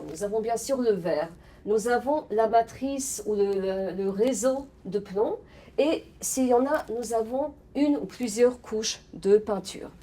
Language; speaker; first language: French; non-native, fluent; Polish